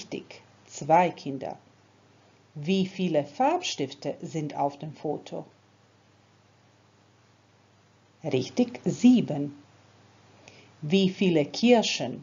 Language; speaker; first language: German; non-native, fluent; Croatian